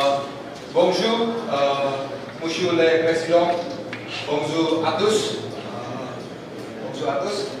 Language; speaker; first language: French; non-native, learner; Indonesian